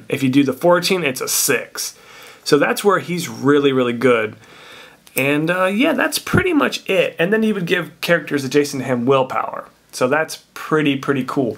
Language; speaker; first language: English; native; English